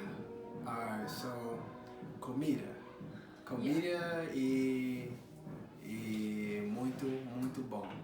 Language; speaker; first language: Portuguese; non-native, learner; English